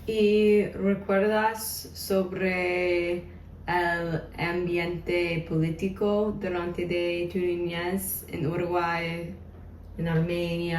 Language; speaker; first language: Spanish; non-native, learner; English